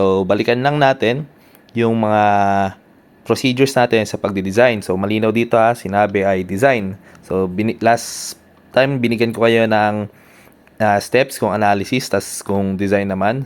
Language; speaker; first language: Filipino; native; Filipino